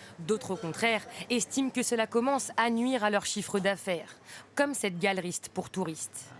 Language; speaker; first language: French; native; French